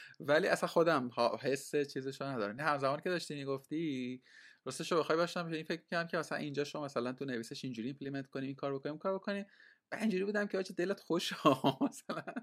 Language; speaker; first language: Persian; native; Persian